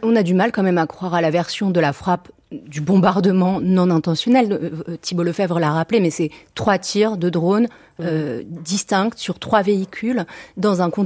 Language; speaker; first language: French; native; French